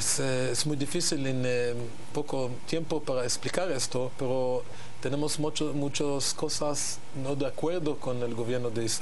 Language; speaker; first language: Spanish; non-native, learner; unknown